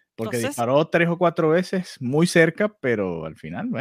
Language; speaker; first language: Spanish; native; Spanish